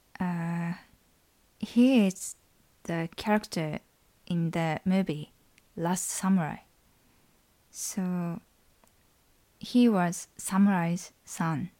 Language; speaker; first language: English; non-native, learner; Japanese